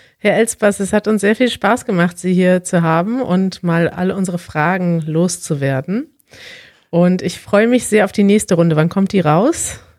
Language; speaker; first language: German; native; German